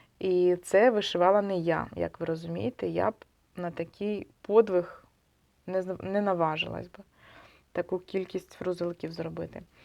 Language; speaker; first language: Ukrainian; non-native, local second language; Russian